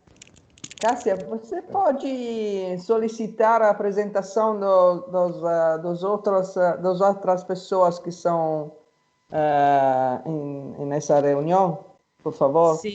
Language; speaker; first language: Portuguese; non-native, fluent; Italian